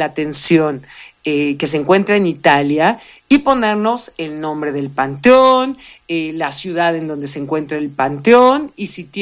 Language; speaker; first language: Spanish; native; Spanish